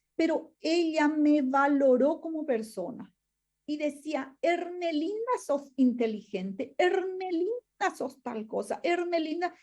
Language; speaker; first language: Spanish; non-native, local second language; Guarani